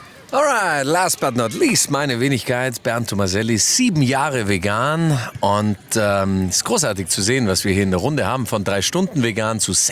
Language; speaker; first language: German; native; German